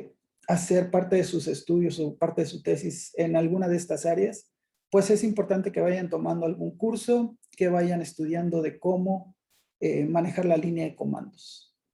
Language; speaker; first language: Spanish; native; Spanish